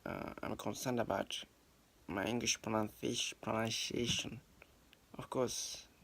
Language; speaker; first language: English; non-native, learner; Japanese